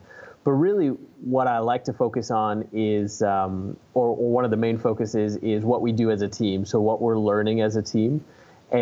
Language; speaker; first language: English; native; English